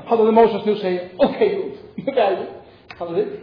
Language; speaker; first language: Swedish; non-native, learner; Faroese